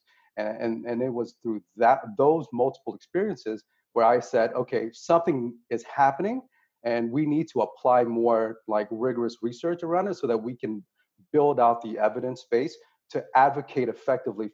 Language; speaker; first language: English; native; English